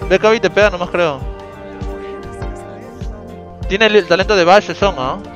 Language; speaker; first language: Spanish; native; Spanish